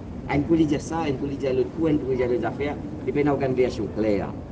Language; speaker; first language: French; non-native, local second language; Morisyen